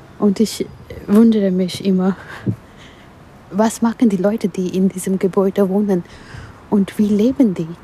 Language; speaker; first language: German; non-native, learner; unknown